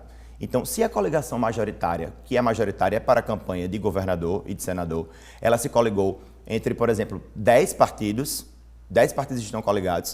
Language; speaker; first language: Portuguese; native; Portuguese